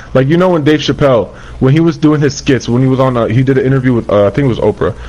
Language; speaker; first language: English; native; English